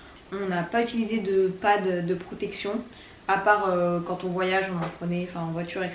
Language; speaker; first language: French; native; French